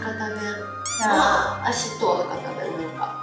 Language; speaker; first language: Chinese; non-native, learner; Japanese